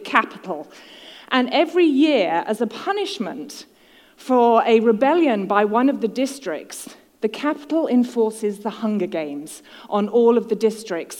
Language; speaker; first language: English; native; English